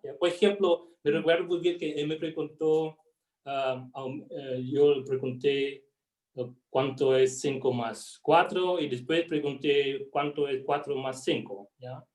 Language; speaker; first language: Spanish; non-native, fluent; German